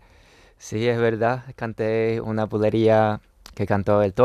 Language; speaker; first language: Spanish; non-native, fluent; Chinese